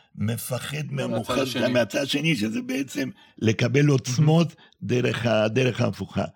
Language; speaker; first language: Hebrew; non-native, fluent; Spanish